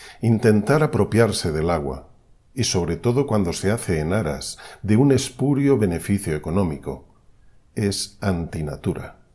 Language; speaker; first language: Spanish; native; Spanish